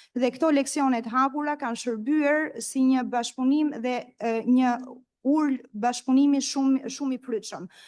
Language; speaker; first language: Albanian; native; Albanian